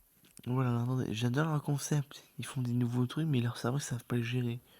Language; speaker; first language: French; native; French